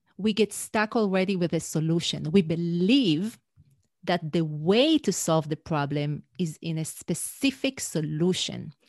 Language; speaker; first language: English; non-native, fluent; Hebrew